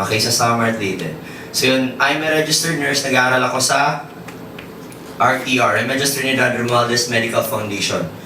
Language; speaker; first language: Filipino; non-native, local second language; Waray